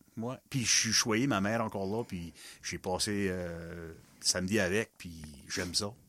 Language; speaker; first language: French; non-native, local second language; English